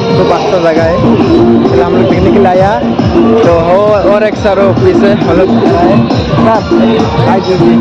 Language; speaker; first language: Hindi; non-native, learner; Bangla